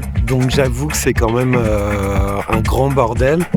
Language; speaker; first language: French; native; French